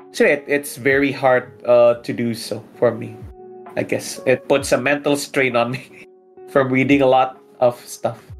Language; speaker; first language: English; early bilingual, other home language; Indonesian